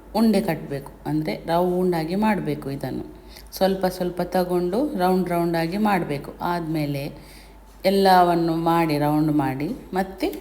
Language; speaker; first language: Kannada; non-native, local second language; Tulu